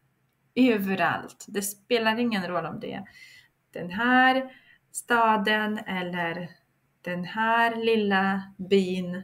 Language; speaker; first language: Swedish; non-native, fluent; Russian